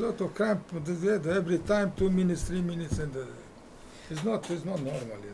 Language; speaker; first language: English; non-native, fluent; Romanian